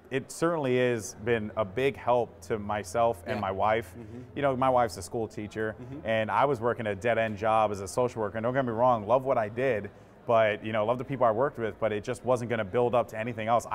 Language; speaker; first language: English; native; English